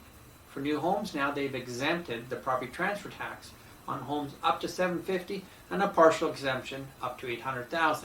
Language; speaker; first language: English; native; English